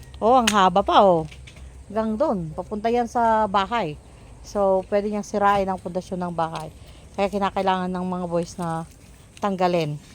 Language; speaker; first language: Filipino; non-native, local second language; Pangasinan